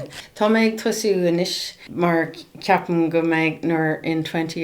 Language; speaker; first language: Irish; non-native, learner; English